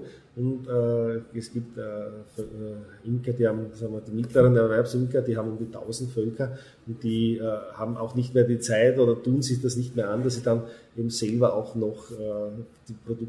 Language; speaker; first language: German; native; German